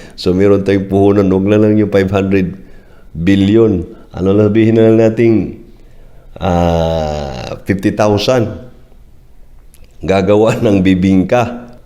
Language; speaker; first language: Filipino; non-native, local second language; Cebuano